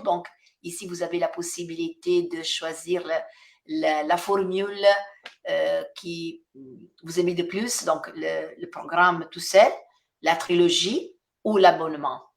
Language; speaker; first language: French; non-native, fluent; Italian